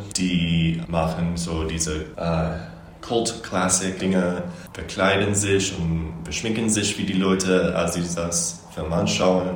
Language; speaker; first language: German; non-native, learner; English